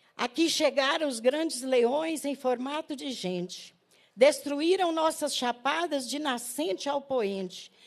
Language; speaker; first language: Portuguese; native; Portuguese